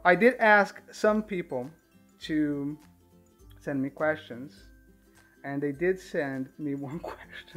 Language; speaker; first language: English; non-native, fluent; Portuguese